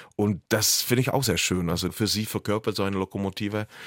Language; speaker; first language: German; non-native, fluent; Czech